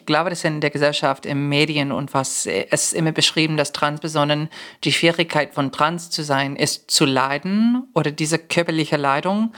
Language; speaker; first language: German; non-native, fluent; English